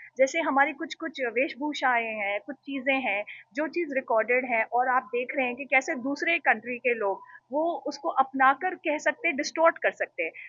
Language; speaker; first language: Hindi; native; Hindi